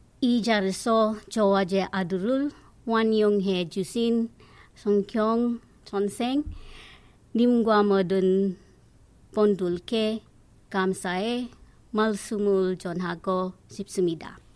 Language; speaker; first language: Korean; non-native, learner; English